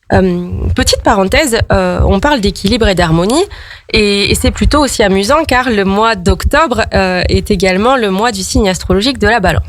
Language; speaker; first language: French; native; French